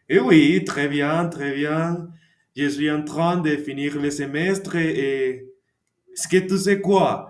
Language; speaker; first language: French; non-native, learner; Spanish